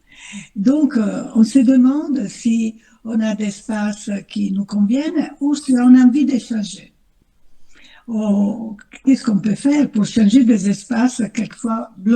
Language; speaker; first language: French; non-native, fluent; Italian